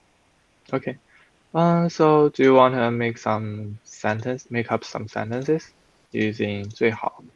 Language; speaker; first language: English; non-native, fluent; Chinese